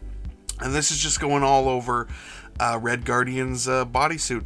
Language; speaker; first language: English; native; English